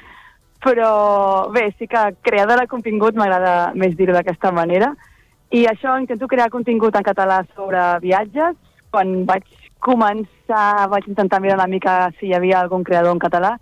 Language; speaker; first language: Catalan; native; Catalan